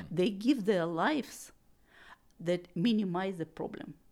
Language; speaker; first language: English; non-native, learner; Russian